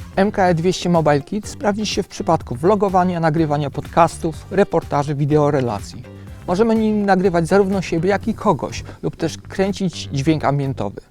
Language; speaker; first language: Polish; native; Polish